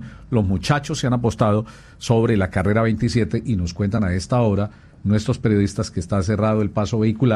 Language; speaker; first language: Spanish; native; Spanish